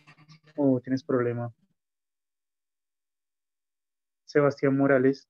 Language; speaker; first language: Spanish; native; Spanish